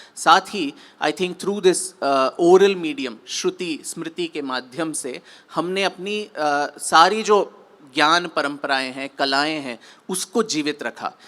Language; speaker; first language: Hindi; non-native, local second language; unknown